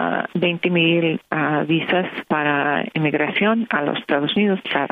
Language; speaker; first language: Spanish; non-native, fluent; English